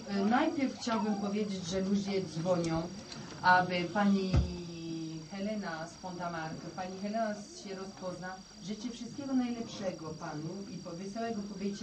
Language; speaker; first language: Polish; early bilingual, heritage; Polish